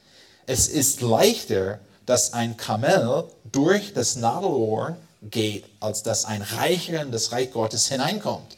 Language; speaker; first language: German; non-native, fluent; English